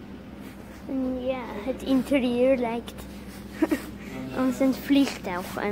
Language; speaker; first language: Dutch; non-native, learner; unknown